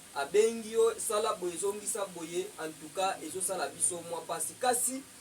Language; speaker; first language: Lingala; non-native, local second language; Kongo